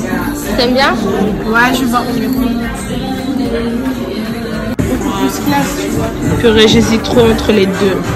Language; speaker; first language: French; native; French